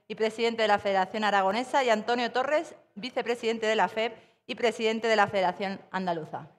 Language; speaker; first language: Spanish; native; Spanish